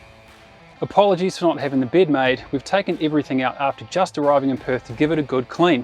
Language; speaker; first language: English; native; English